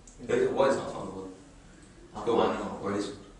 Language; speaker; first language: English; native; English